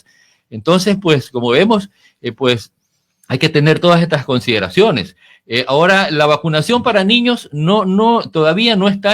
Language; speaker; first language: Spanish; native; Spanish